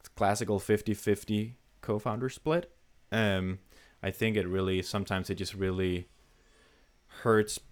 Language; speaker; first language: English; non-native, fluent; Danish